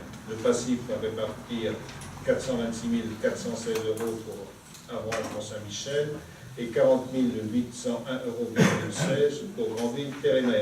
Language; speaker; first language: French; native; French